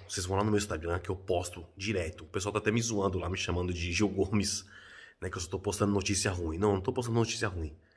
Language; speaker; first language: Portuguese; native; Portuguese